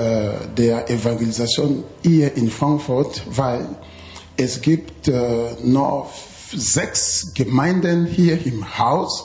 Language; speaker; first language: German; non-native, fluent; Romanian